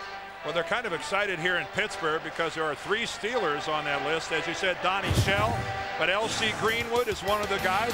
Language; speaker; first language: English; native; English